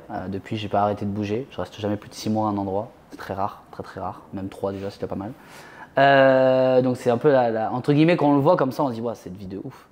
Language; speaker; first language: French; native; French